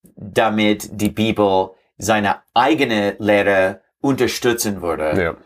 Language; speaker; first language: German; non-native, learner; English